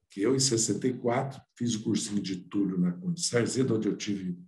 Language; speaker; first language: Portuguese; native; Portuguese